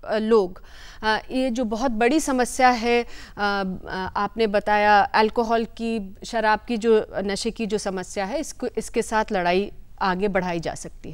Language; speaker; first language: Hindi; native; Hindi